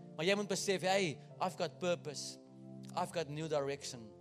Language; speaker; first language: English; non-native, local second language; Afrikaans